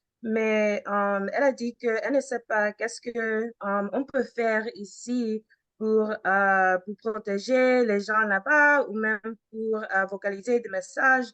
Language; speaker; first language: French; early bilingual, heritage; French